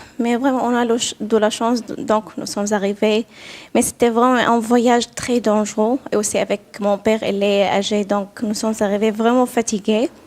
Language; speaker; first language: French; non-native, learner; Arabic